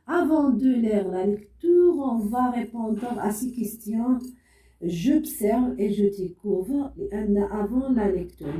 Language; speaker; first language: French; non-native, local second language; Arabic